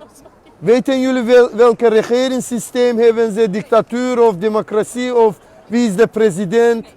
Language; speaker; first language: Dutch; non-native, learner; Azerbaijani